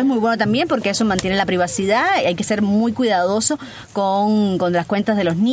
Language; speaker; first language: Spanish; native; Spanish